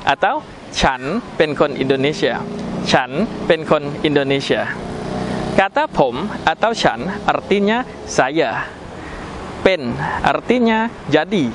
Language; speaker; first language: Indonesian; non-native, fluent; Thai